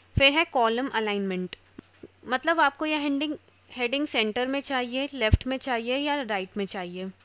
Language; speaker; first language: Hindi; native; Hindi